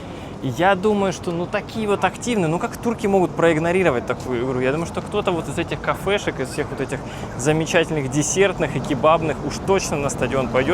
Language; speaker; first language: Russian; native; Russian